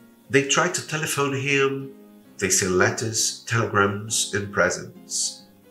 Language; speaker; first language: English; non-native, fluent; Portuguese